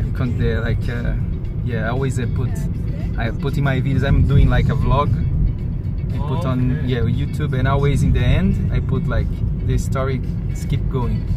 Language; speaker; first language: English; non-native, learner; Portuguese